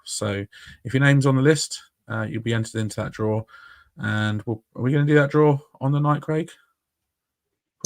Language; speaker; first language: English; native; English